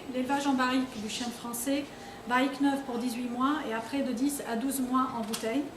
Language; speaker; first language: French; non-native, local second language; Arabic